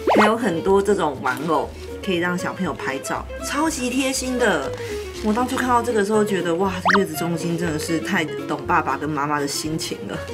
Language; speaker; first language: Chinese; native; Chinese